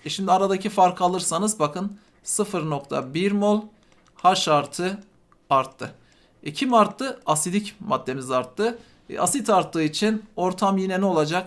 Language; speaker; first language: Turkish; native; Turkish